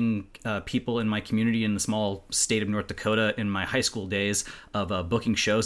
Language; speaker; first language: English; native; English